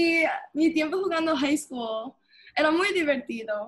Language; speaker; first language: Spanish; early bilingual, heritage; English